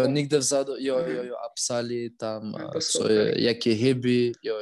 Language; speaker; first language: Czech; non-native, learner; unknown